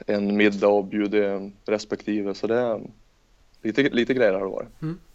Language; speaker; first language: Swedish; native; Swedish